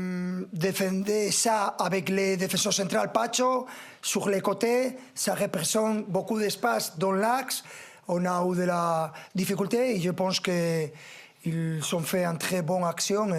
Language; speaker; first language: French; non-native, fluent; Spanish